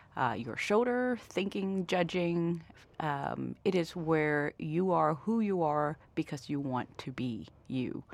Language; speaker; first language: English; early bilingual, other home language; Vietnamese